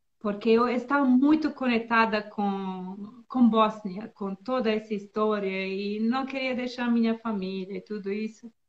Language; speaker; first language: Portuguese; non-native, learner; Bosnian